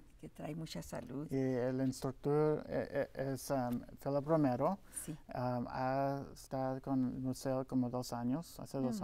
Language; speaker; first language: Spanish; non-native, local second language; English